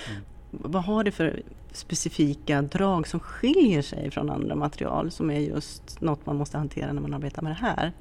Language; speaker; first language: Swedish; native; Swedish